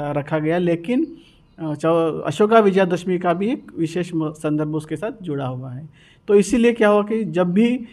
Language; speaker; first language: Hindi; non-native, local second language; Marathi